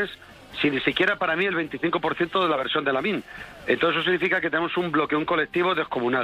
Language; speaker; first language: Spanish; native; Spanish